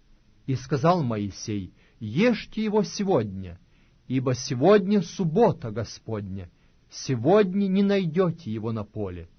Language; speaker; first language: Russian; native; Russian